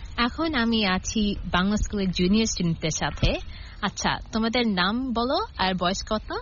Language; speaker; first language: Bangla; early bilingual, heritage; Bangla